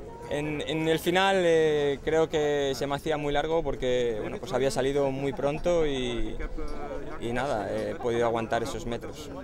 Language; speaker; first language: Spanish; native; Spanish